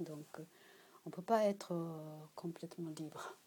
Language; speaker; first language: French; non-native, learner; Japanese